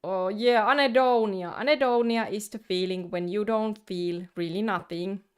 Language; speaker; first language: English; non-native, fluent; Finnish